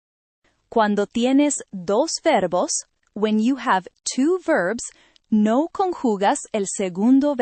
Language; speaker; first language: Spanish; non-native, fluent; English